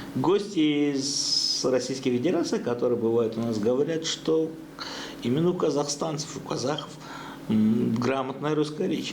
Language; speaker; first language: Russian; non-native, local second language; Kazakh